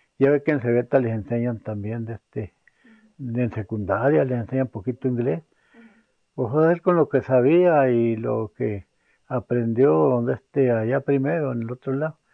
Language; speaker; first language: Spanish; native; Spanish